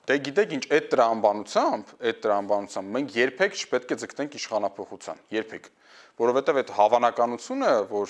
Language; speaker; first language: Armenian; native; Armenian